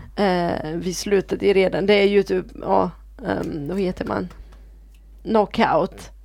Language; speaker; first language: Swedish; non-native, fluent; Italian